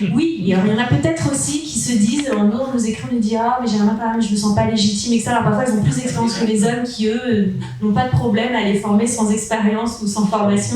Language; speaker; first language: French; native; French